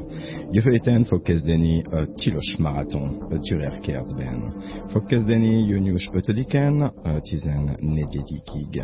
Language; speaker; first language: Hungarian; non-native, learner; French